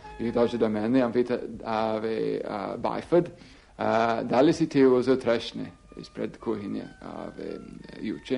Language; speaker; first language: Serbian; non-native, fluent; English